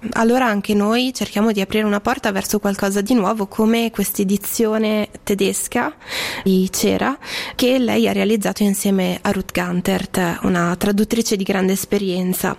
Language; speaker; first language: Italian; native; Italian